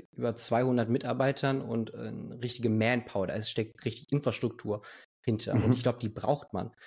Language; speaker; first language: German; early bilingual, other home language; Spanish